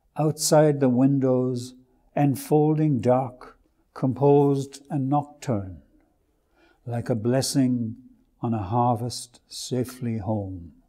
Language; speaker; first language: English; native; English